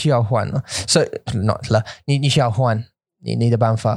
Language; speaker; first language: Chinese; non-native, learner; English